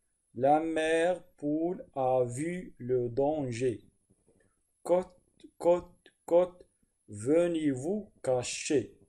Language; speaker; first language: French; non-native, fluent; Arabic